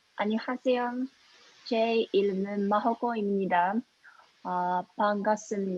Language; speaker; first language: Korean; non-native, learner; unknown